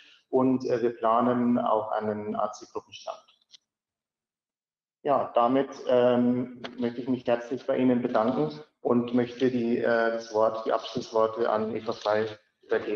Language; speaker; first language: German; native; German